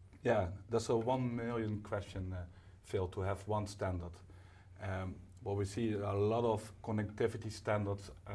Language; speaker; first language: English; non-native, fluent; Dutch